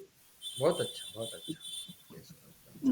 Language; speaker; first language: Hindi; native; Hindi